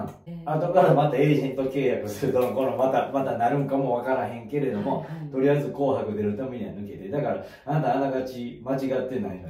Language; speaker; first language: Japanese; native; Japanese